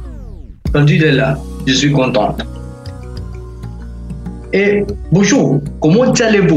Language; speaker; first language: French; non-native, fluent; Spanish